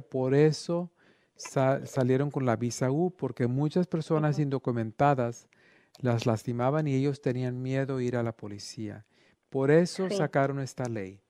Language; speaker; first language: Spanish; early bilingual, other home language; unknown